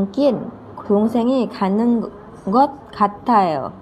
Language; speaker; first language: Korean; non-native, fluent; Indonesian